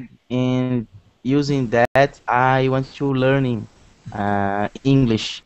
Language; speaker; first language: English; non-native, learner; Portuguese